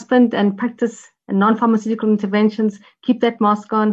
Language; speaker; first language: English; native; English